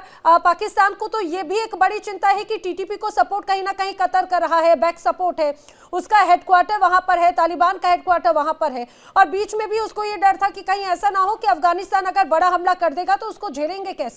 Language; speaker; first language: Hindi; native; Hindi